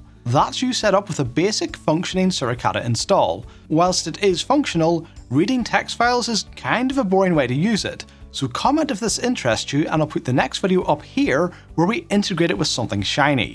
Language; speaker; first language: English; native; English